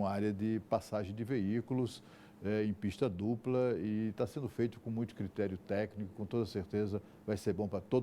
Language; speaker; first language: Portuguese; native; Portuguese